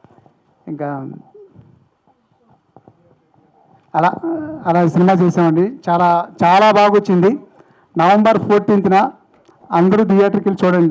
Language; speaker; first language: Telugu; native; Telugu